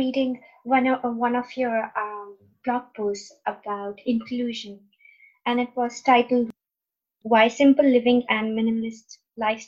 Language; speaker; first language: English; non-native, local second language; Urdu